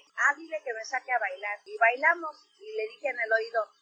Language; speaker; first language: Spanish; native; Spanish